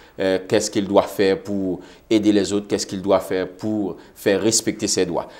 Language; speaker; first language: French; non-native, local second language; Haitian Creole